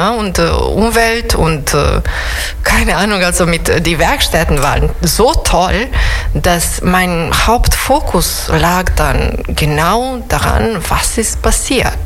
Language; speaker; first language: German; non-native, fluent; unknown